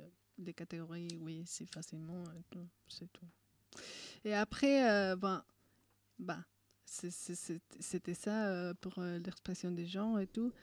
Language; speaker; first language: French; non-native, fluent; Spanish